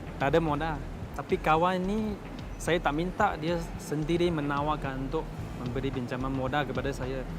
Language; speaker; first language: Malay; non-native, local second language; Chinese